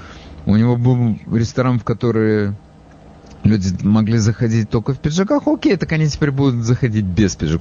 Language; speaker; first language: Russian; native; Russian